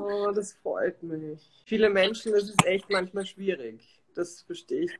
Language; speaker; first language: German; native; German